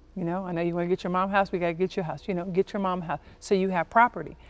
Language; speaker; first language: English; native; English